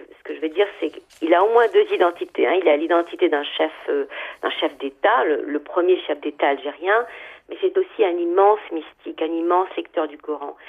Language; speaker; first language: French; non-native, local second language; Arabic